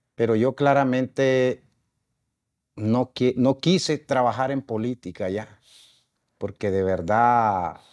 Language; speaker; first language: Spanish; native; Spanish